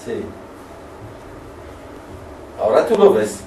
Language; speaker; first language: Spanish; non-native, learner; French